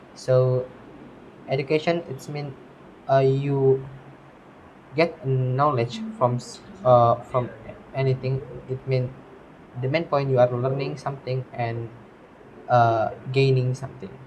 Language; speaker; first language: English; non-native, learner; Indonesian